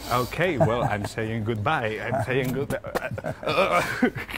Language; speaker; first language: English; non-native, fluent; Catalan